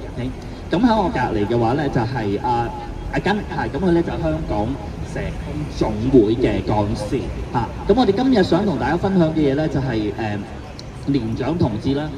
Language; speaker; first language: Cantonese; native; Cantonese